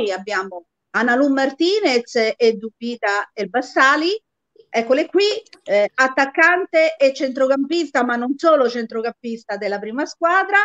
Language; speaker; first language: Italian; native; Italian